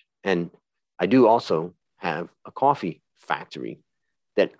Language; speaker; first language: English; native; English